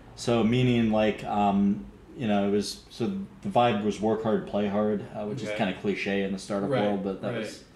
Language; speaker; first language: English; native; English